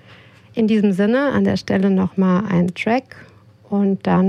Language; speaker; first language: German; native; German